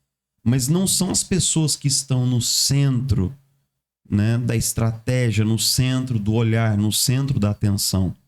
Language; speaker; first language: Portuguese; native; Portuguese